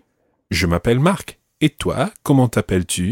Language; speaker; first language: French; non-native, fluent; English